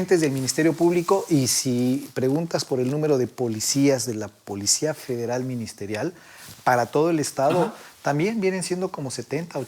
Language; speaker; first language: Spanish; native; Spanish